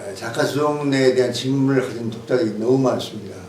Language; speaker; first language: Korean; native; Korean